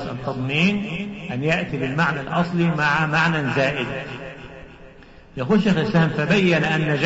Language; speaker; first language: Arabic; native; Arabic